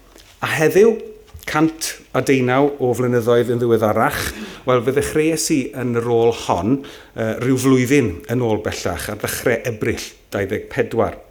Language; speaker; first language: Welsh; native; Welsh